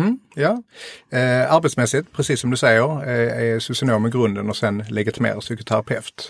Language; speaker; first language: Swedish; native; Swedish